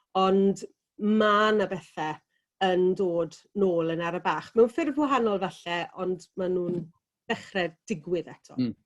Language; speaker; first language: Welsh; native; Welsh